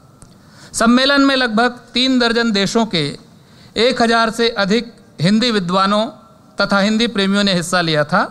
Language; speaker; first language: Hindi; native; Hindi